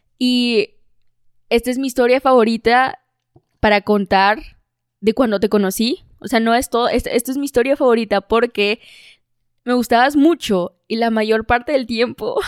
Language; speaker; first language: Spanish; native; Spanish